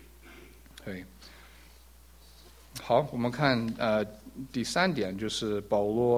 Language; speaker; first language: Chinese; early bilingual, heritage; English